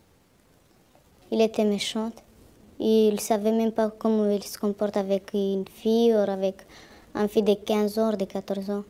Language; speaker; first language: French; non-native, learner; Romanian